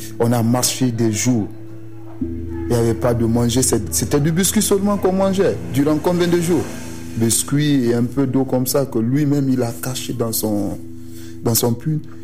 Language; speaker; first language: French; non-native, local second language; Susu